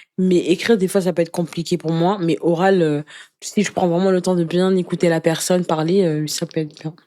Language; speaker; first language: French; early bilingual, other home language; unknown